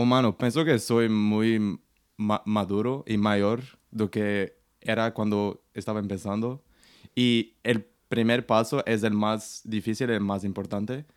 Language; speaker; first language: Spanish; non-native, learner; Portuguese